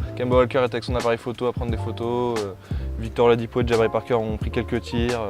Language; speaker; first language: French; native; French